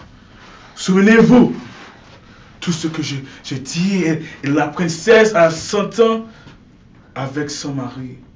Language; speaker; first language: French; non-native, learner; English